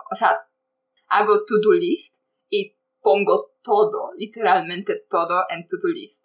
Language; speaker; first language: Spanish; non-native, fluent; Polish